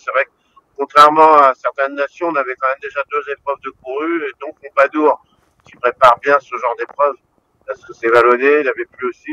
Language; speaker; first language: French; native; French